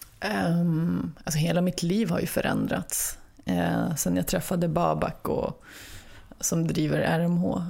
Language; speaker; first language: Swedish; early bilingual, other home language; Lithuanian